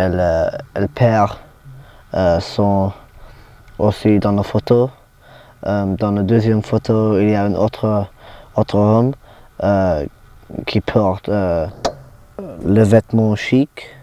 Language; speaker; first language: French; non-native, learner; English